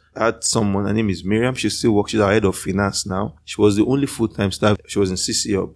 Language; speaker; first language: English; non-native, local second language; Yoruba